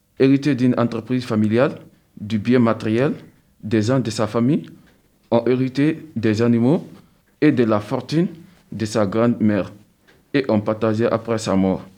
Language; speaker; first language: French; non-native, local second language; Susu